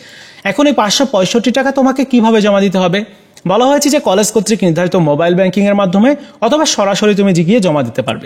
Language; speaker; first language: Bangla; native; Bangla